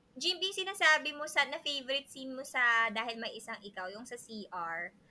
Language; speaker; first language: Filipino; native; Filipino